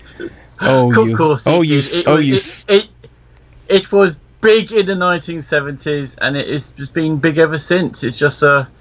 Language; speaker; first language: English; native; English